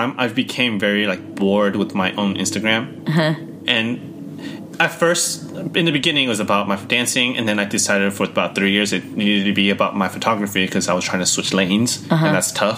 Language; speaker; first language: English; early bilingual, other home language; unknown